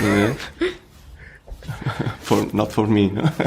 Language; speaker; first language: English; non-native, learner; Spanish